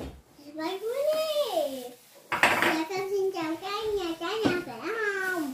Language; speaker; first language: Vietnamese; early bilingual, heritage; Vietnamese